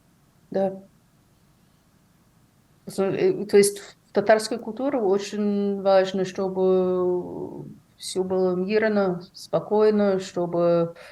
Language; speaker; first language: Russian; non-native, fluent; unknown